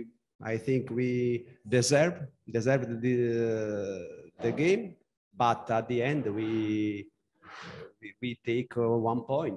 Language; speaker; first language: English; non-native, learner; Italian